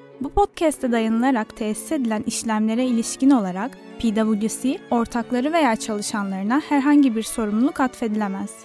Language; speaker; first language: Turkish; native; Turkish